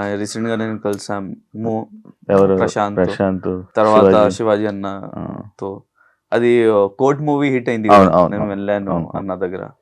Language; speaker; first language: Telugu; non-native, learner; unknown